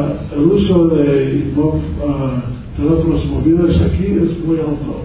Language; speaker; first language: Spanish; non-native, learner; English